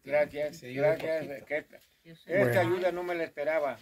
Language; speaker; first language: Spanish; native; Spanish